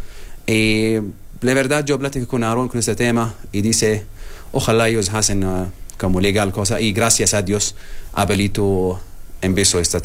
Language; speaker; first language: Spanish; non-native, learner; Arabic